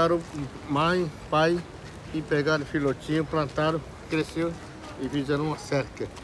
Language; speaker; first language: Portuguese; non-native, local second language; Yanomámi